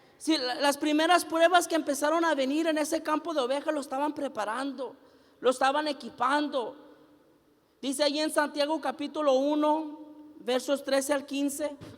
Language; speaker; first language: Spanish; early bilingual, heritage; Spanish